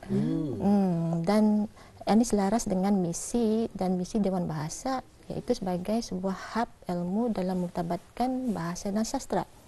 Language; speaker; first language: Malay; non-native, local second language; Iban